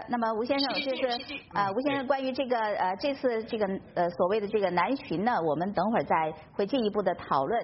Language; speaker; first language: Chinese; native; Chinese